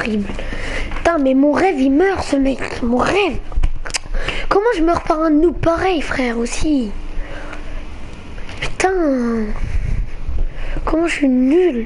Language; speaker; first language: French; native; French